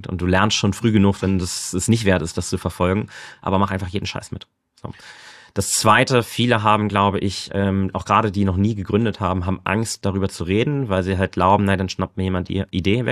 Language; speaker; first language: German; native; German